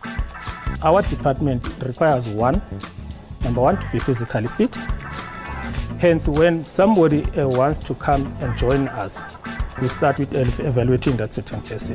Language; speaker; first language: English; non-native, local second language; Zulu